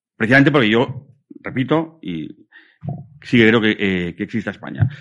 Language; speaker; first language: Spanish; native; Spanish